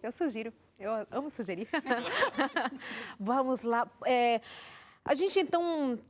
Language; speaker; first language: Portuguese; native; Portuguese